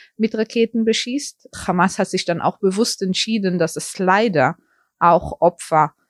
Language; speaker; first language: German; early bilingual, heritage; German